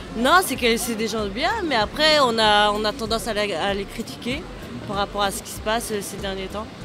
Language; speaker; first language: French; native; French